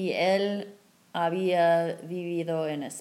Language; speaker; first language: Spanish; non-native, fluent; English